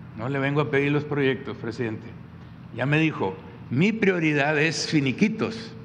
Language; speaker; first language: Spanish; native; Spanish